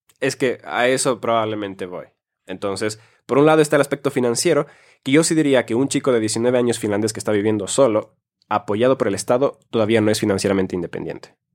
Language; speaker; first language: Spanish; early bilingual, heritage; Spanish